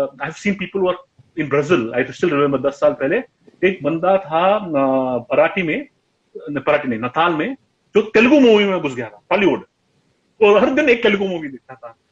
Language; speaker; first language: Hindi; non-native, local second language; Tamil